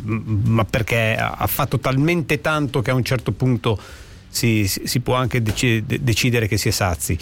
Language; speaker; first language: Italian; native; Italian